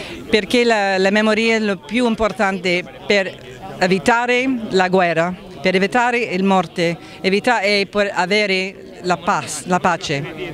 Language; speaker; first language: Italian; non-native, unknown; English